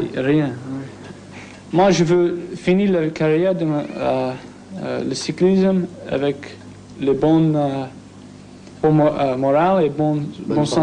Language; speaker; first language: French; non-native, learner; English